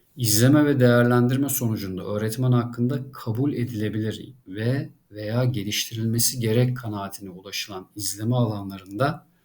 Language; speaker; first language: Turkish; native; Turkish